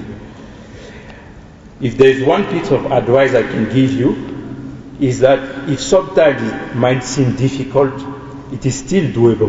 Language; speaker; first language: English; non-native, fluent; French